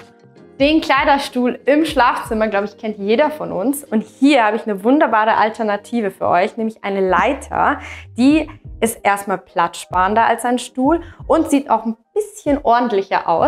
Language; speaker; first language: German; native; German